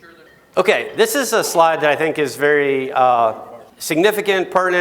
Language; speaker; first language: English; native; English